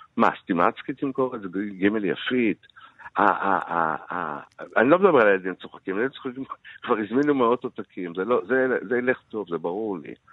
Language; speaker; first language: Hebrew; early bilingual, other home language; Arabic